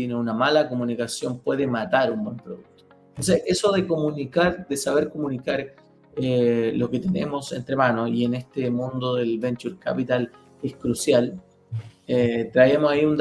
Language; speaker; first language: Spanish; native; Spanish